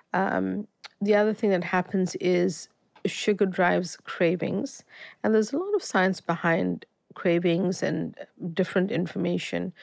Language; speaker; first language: English; native; English